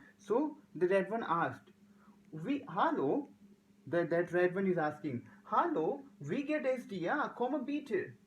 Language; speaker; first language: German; non-native, learner; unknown